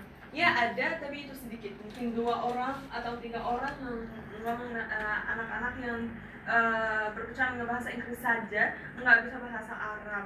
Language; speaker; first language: Indonesian; non-native, fluent; Arabic